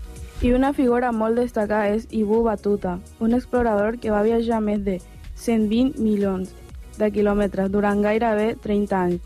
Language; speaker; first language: Catalan; non-native, learner; Spanish